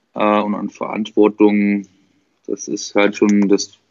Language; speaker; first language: German; native; German